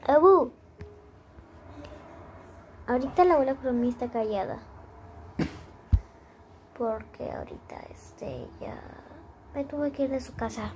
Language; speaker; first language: Spanish; native; Spanish